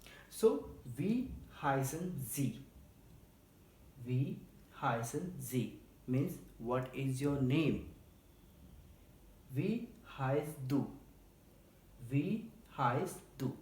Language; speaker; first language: German; non-native, learner; Hindi